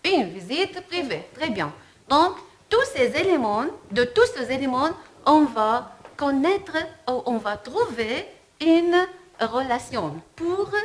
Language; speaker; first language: French; non-native, fluent; Arabic